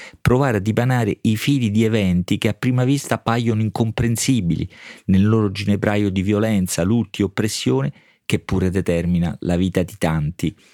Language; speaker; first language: Italian; native; Italian